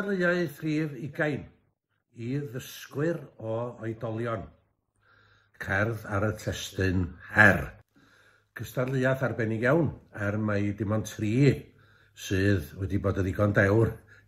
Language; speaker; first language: Welsh; native; Welsh